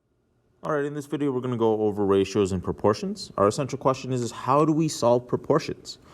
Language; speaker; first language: English; native; English